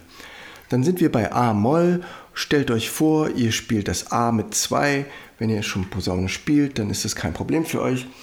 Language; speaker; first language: German; native; German